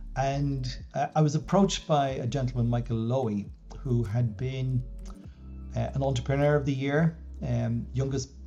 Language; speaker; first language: English; native; English